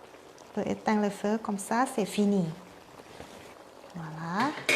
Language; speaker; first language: French; non-native, learner; Thai